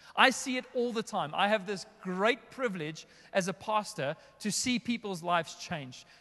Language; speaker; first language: English; native; English